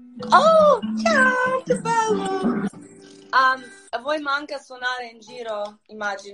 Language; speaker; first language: Italian; non-native, fluent; Croatian